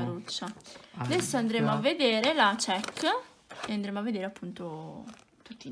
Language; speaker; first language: Italian; native; Italian